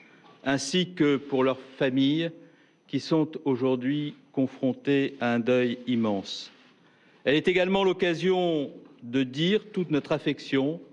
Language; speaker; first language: French; native; French